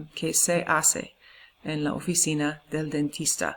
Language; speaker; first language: Spanish; non-native, fluent; English